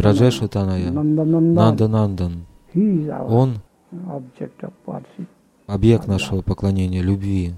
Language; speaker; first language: Russian; native; Russian